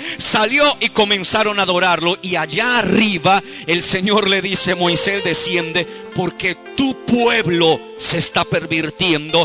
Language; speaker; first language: Spanish; native; Spanish